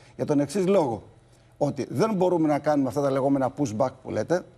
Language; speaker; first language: Greek; native; Greek